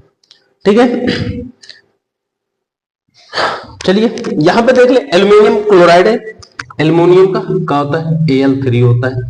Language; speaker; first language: Hindi; native; Hindi